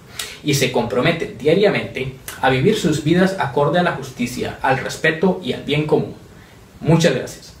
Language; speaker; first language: Spanish; native; Spanish